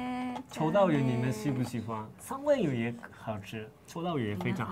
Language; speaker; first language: Chinese; non-native, fluent; Japanese